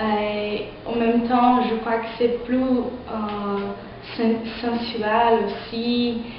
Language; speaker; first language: French; non-native, fluent; Portuguese